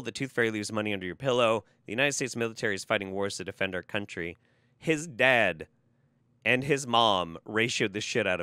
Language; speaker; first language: English; native; English